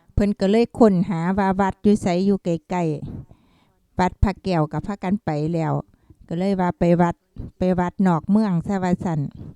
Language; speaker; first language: Thai; native; Thai